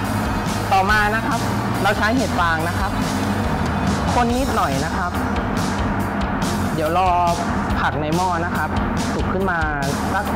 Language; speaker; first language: Thai; native; Thai